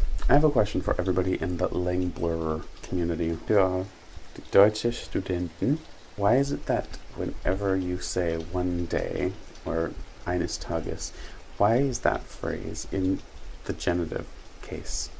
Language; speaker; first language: English; native; English